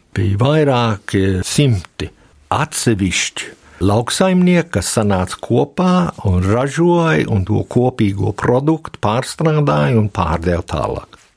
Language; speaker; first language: Latvian; early bilingual, heritage; Latvian